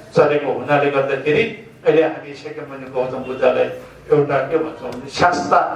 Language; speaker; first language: Nepali; non-native, local second language; Sherpa